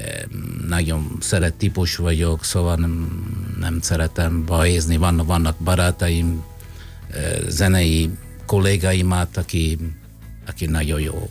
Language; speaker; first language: Hungarian; non-native, fluent; Italian